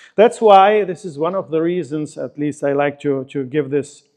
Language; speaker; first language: English; non-native, fluent; Italian